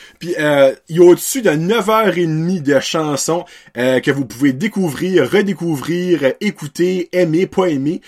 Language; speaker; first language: French; native; French